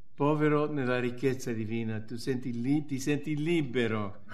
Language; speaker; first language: Italian; non-native, fluent; English